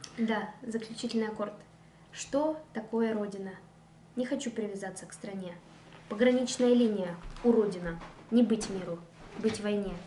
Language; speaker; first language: Russian; native; Russian